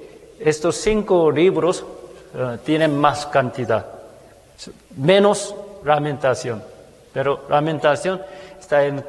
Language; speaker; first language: Spanish; non-native, fluent; Korean